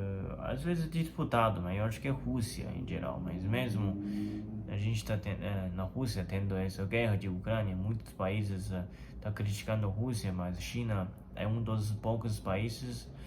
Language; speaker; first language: Portuguese; non-native, fluent; Chinese